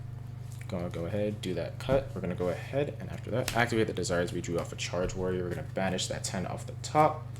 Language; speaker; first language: English; native; English